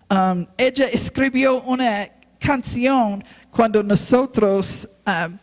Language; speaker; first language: Spanish; non-native, learner; English